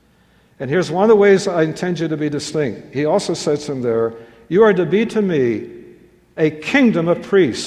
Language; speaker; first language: English; native; English